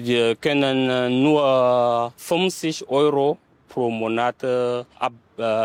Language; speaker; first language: German; non-native, learner; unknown